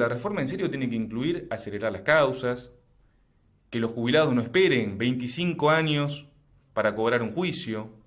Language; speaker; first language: Spanish; native; Spanish